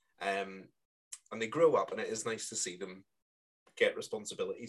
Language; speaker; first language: English; native; English